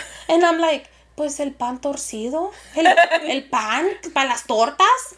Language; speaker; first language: Spanish; early bilingual, heritage; Spanish